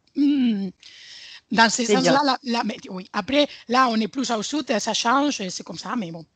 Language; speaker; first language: French; non-native, fluent; Spanish